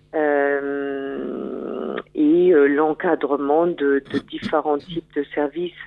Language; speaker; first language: French; non-native, fluent; German